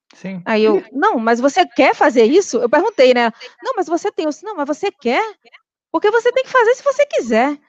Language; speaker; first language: Portuguese; native; Portuguese